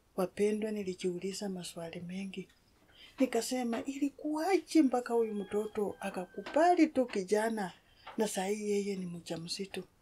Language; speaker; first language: Swahili; non-native, local second language; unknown